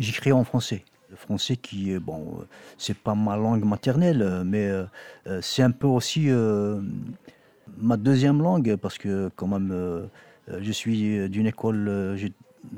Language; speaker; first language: French; non-native, local second language; Kabyle